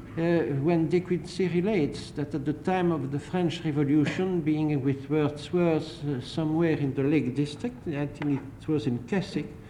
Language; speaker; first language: English; non-native, fluent; French